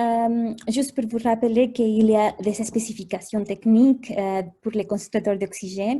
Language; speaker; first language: French; non-native, fluent; Spanish